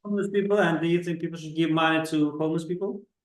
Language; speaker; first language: English; non-native, fluent; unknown